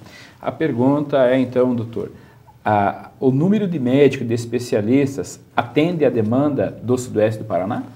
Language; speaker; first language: Portuguese; native; Portuguese